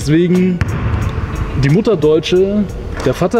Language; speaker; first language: German; native; German